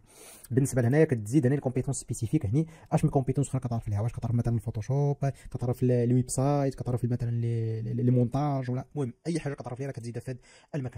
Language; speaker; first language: Arabic; native; Arabic